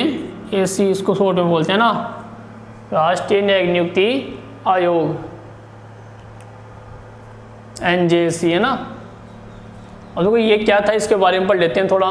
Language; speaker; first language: Hindi; native; Hindi